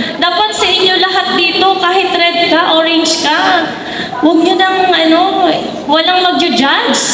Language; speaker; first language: Filipino; native; Filipino